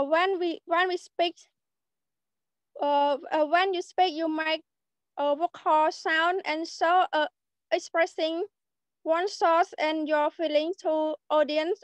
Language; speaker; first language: English; non-native, learner; Khmer